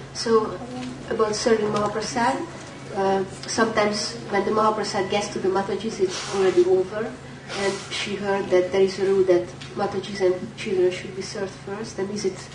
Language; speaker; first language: English; non-native, fluent; Hungarian